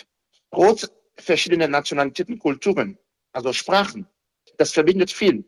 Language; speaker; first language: German; non-native, fluent; Haitian Creole